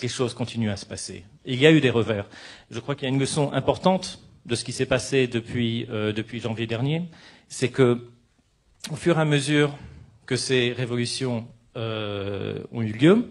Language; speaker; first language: French; non-native, local second language; Arabic